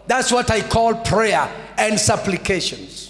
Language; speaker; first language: English; non-native, local second language; Swahili